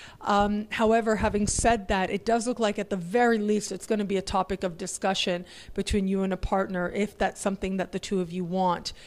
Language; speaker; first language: English; native; English